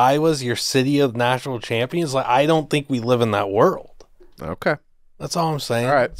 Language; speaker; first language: English; native; English